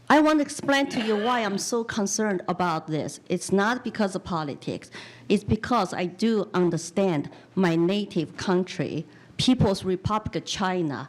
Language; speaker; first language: English; non-native, fluent; Chinese